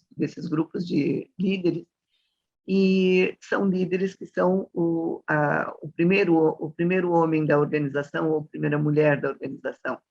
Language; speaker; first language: Portuguese; native; Portuguese